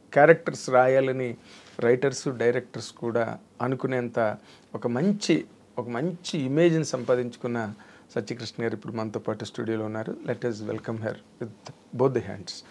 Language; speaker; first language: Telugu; native; Telugu